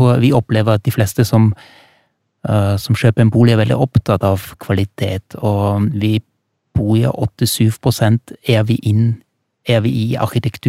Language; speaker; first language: Norwegian; non-native, fluent; German